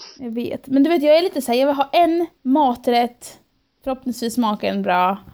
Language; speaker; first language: Swedish; early bilingual, other home language; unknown